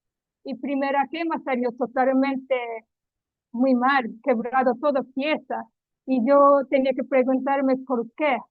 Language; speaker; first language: Spanish; non-native, learner; Japanese